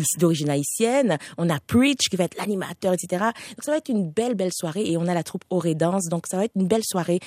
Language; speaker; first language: French; non-native, local second language; Haitian Creole